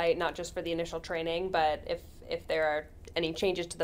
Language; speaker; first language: English; native; English